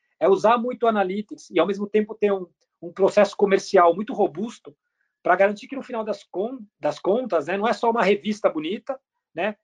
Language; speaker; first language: Portuguese; early bilingual, other home language; Spanish